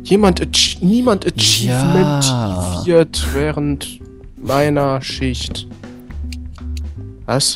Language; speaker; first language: German; native; German